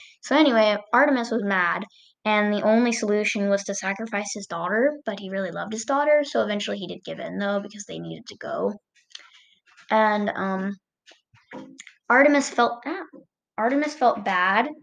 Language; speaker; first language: English; native; English